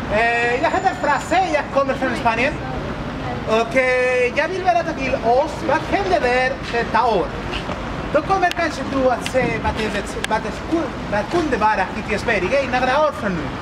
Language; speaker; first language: Swedish; non-native, learner; Spanish